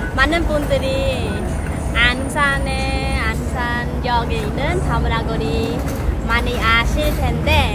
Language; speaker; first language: Korean; non-native, fluent; Khmer